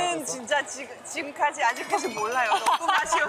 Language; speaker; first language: Korean; non-native, fluent; Russian